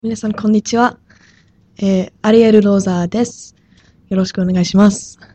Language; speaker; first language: Japanese; non-native, fluent; English